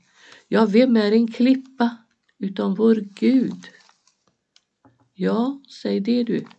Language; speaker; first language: Swedish; native; Swedish